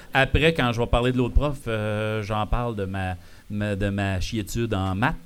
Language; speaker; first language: French; native; French